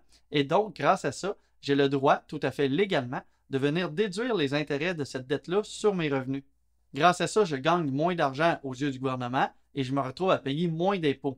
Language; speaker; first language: French; native; French